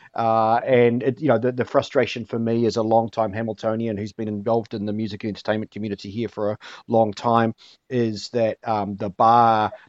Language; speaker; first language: English; native; English